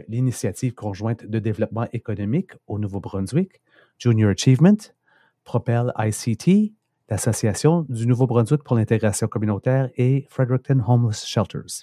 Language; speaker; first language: French; native; French